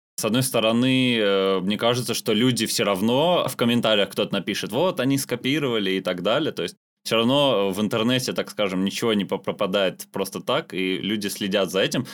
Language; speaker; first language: Russian; non-native, local second language; Armenian